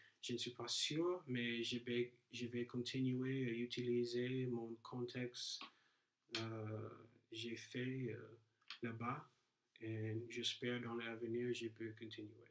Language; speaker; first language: French; non-native, learner; English